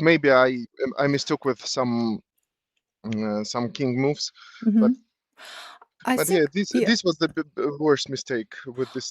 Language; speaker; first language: English; non-native, fluent; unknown